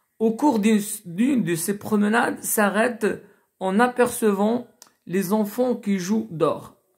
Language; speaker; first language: French; non-native, local second language; Arabic